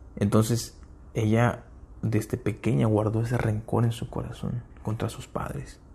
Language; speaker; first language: Spanish; early bilingual, heritage; Spanish